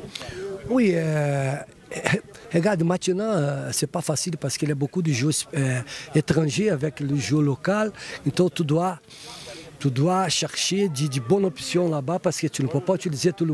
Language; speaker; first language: French; non-native, fluent; Portuguese